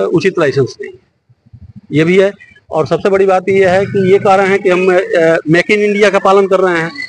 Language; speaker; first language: Hindi; native; Hindi